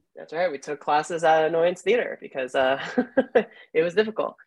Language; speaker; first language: English; native; English